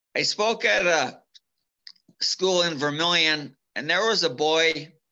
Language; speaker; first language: English; native; English